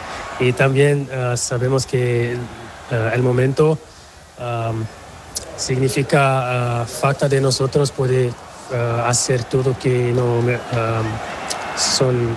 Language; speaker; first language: Spanish; non-native, local second language; Portuguese